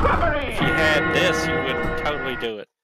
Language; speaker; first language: English; native; English